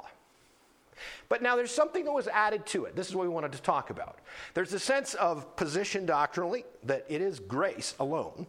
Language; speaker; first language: English; native; English